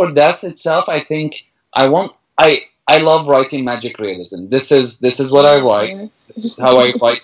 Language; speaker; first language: English; non-native, fluent; Arabic